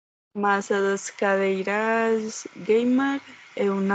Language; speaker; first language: Portuguese; non-native, learner; Spanish